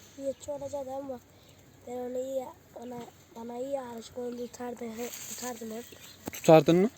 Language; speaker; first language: Turkish; native; Turkish